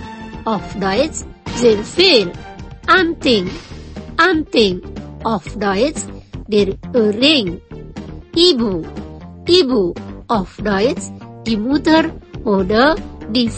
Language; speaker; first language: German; non-native, fluent; Indonesian